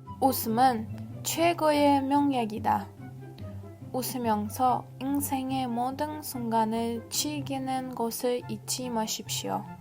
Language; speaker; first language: Korean; non-native, learner; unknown